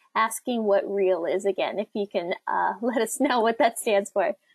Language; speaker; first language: English; native; English